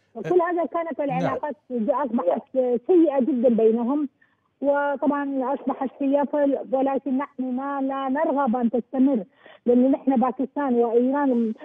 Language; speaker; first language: Arabic; non-native, learner; Urdu